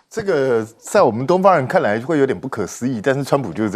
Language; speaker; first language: Chinese; native; Chinese